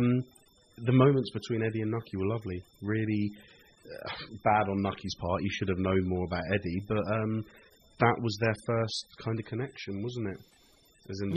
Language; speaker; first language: English; native; English